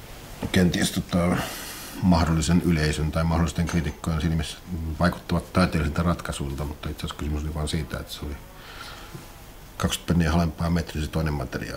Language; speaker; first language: Finnish; native; Finnish